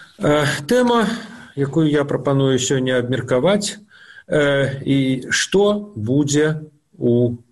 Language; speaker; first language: Belarusian; non-native, local second language; Russian